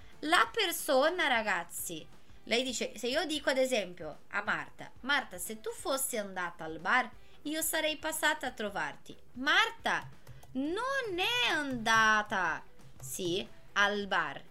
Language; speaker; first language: Italian; non-native, fluent; Portuguese